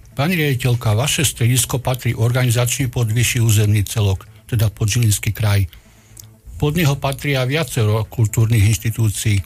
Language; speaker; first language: Slovak; native; Slovak